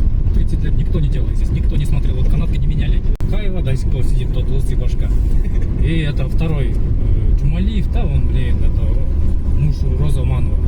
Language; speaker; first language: Russian; non-native, local second language; Kyrgyz